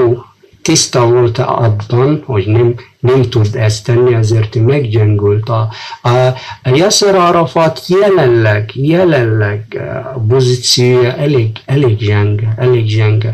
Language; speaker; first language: Hungarian; non-native, fluent; Arabic